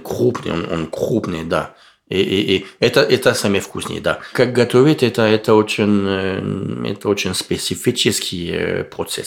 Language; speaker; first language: Russian; non-native, learner; French